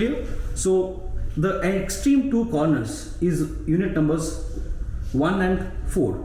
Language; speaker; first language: English; non-native, local second language; Hindi